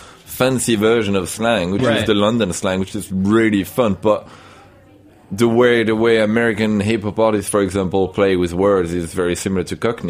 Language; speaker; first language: English; non-native, fluent; French